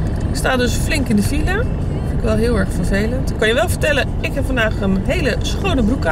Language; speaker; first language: Dutch; native; Dutch